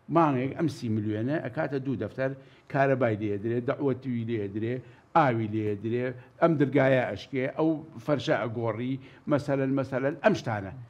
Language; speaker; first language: Central Kurdish; native; Central Kurdish